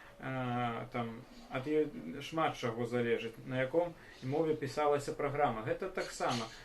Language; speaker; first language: Belarusian; non-native, local second language; Russian